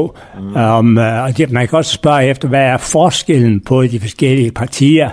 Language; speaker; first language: Danish; native; Danish